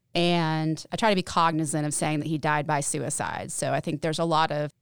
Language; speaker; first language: English; native; English